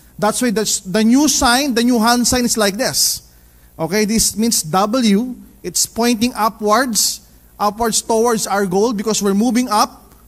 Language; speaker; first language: English; non-native, local second language; Filipino